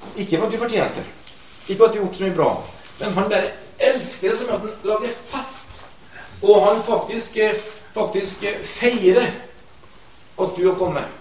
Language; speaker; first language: Norwegian; native; Norwegian